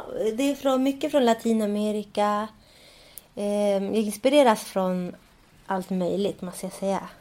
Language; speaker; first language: Swedish; early bilingual, other home language; Spanish